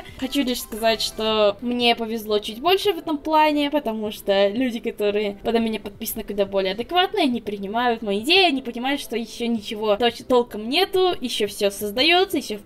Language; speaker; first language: Russian; native; Russian